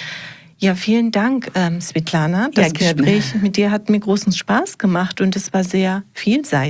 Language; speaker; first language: German; native; German